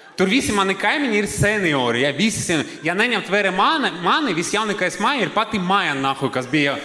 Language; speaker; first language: Latvian; non-native, local second language; Russian